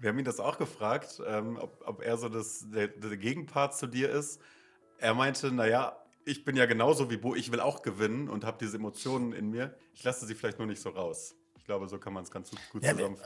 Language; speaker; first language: German; native; German